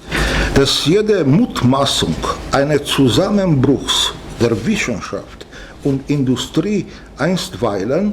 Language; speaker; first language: German; non-native, fluent; Slovenian